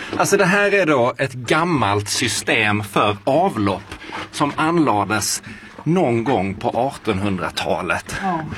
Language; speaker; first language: Swedish; native; Swedish